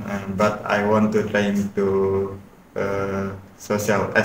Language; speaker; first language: English; non-native, learner; Indonesian